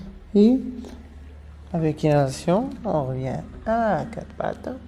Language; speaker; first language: French; non-native, fluent; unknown